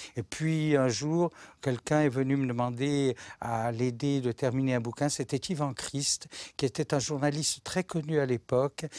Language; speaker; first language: French; native; French